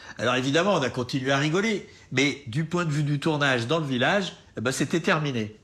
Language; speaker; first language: French; native; French